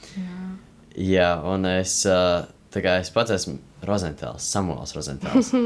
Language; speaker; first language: Latvian; native; Latvian